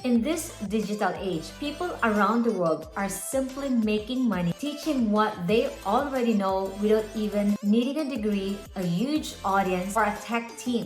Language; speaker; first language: English; non-native, local second language; Filipino